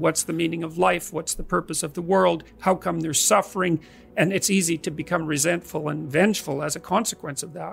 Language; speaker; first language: English; native; English